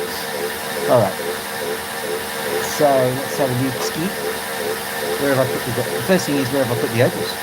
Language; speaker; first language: English; native; English